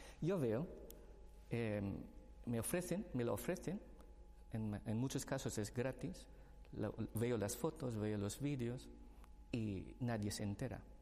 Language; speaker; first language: Spanish; non-native, fluent; Filipino